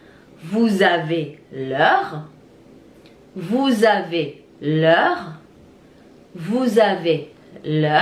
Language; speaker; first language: French; non-native, fluent; Indonesian